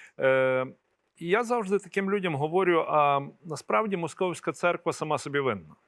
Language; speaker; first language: Ukrainian; native; Ukrainian